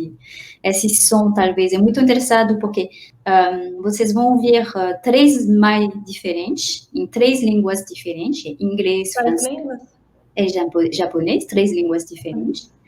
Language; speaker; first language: Portuguese; non-native, fluent; French